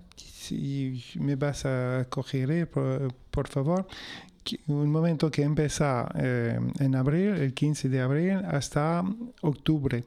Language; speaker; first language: Spanish; non-native, fluent; French